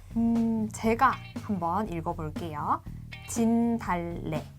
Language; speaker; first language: Korean; native; Korean